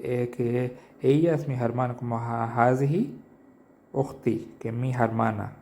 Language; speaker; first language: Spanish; non-native, learner; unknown